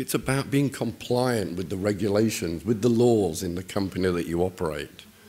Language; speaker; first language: English; native; English